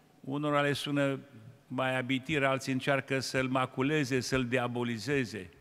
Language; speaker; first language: Romanian; native; Romanian